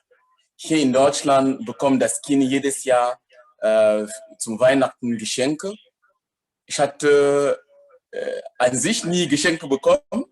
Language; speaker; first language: German; non-native, fluent; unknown